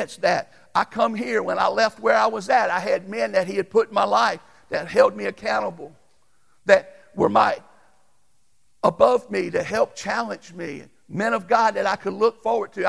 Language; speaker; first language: English; native; English